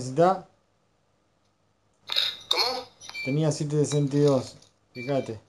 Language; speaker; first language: Spanish; native; Spanish